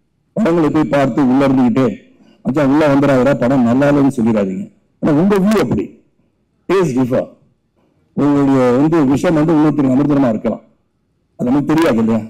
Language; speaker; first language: Tamil; native; Tamil